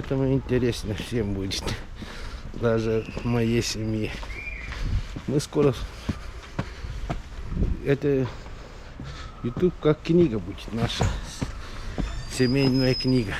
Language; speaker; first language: Russian; non-native, local second language; Yakut